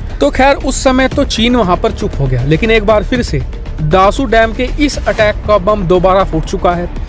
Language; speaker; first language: Hindi; native; Hindi